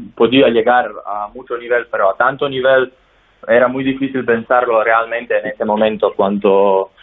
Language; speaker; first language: Spanish; non-native, fluent; Slovenian